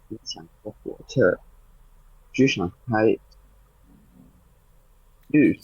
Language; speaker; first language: Chinese; non-native, learner; Indonesian